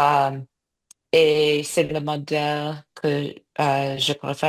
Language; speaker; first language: French; non-native, learner; English